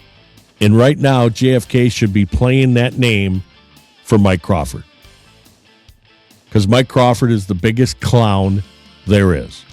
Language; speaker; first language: English; native; English